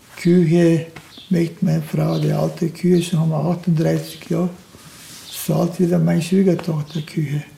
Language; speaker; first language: German; non-native, learner; Turkish